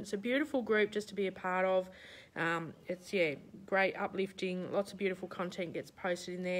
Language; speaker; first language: English; native; English